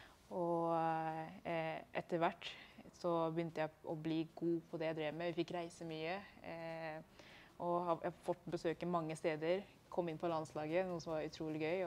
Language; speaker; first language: Norwegian; early bilingual, other home language; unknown